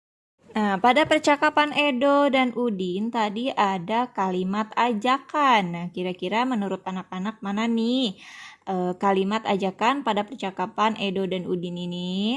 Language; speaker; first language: Indonesian; native; Indonesian